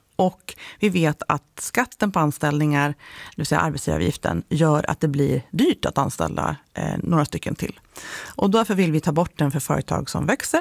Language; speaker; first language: Swedish; native; Swedish